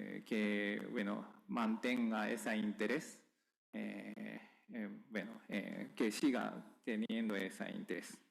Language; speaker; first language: Spanish; non-native, fluent; Japanese